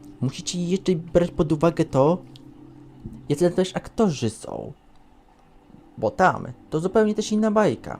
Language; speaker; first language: Polish; native; Polish